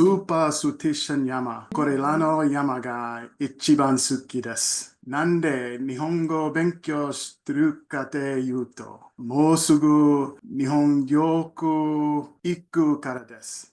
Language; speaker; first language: Japanese; non-native, learner; English